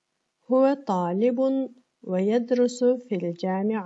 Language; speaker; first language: Arabic; non-native, fluent; Kyrgyz